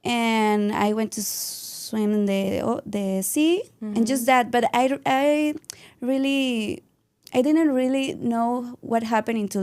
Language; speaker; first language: English; non-native, learner; Spanish